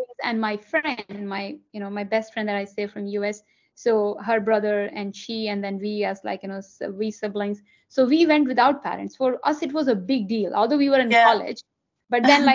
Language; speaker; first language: English; non-native, local second language; Hindi